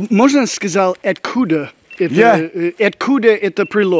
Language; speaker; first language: Russian; non-native, learner; English